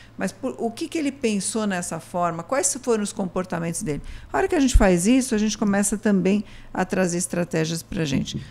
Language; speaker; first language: Portuguese; native; Portuguese